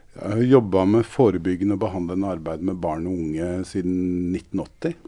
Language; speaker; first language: Norwegian; native; Norwegian